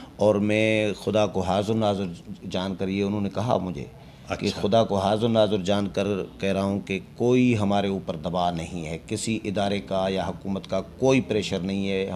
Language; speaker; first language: Urdu; non-native, local second language; Sindhi